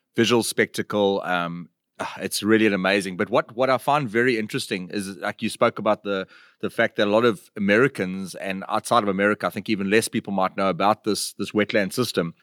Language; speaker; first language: English; native; English